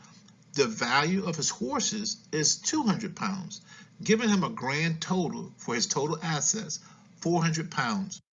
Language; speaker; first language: English; native; English